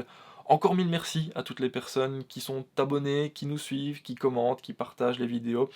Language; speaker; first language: French; native; French